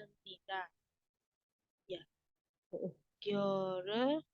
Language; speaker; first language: Korean; non-native, learner; Indonesian